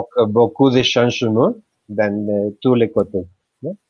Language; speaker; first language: French; non-native, fluent; Spanish